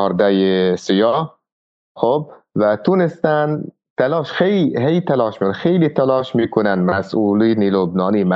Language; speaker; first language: Persian; non-native, fluent; Arabic